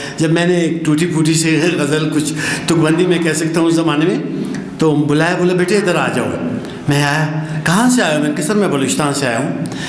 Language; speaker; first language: Urdu; non-native, local second language; Brahui